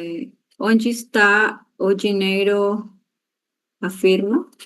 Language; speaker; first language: Portuguese; non-native, learner; Spanish